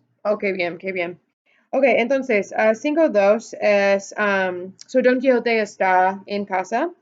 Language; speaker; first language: Spanish; non-native, fluent; English